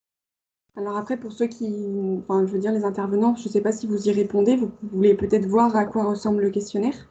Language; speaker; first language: French; native; French